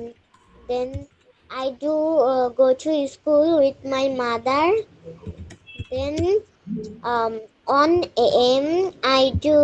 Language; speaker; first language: English; non-native, learner; Bangla